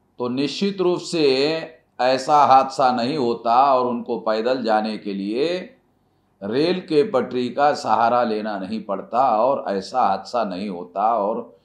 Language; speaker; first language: Hindi; non-native, local second language; Marathi